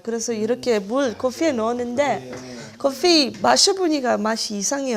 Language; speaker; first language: Korean; non-native, fluent; Czech